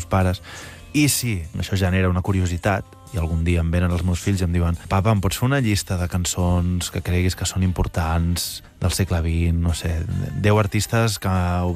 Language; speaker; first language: Catalan; native; Catalan